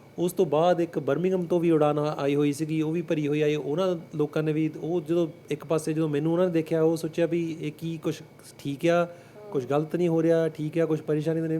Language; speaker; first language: Punjabi; early bilingual, heritage; Punjabi